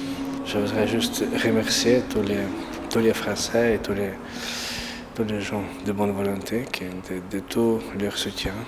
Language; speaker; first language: French; non-native, fluent; Ukrainian